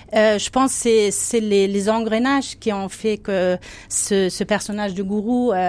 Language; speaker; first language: French; non-native, fluent; German